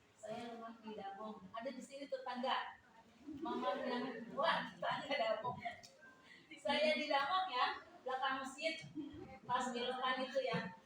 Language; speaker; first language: Indonesian; non-native, local second language; Sundanese